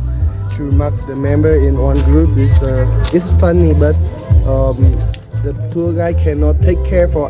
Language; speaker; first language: English; non-native, learner; Vietnamese